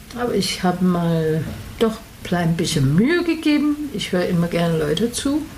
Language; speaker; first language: German; non-native, learner; Chinese